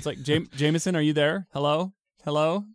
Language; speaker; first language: English; native; English